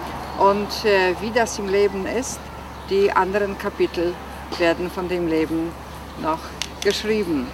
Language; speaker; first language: German; non-native, fluent; Polish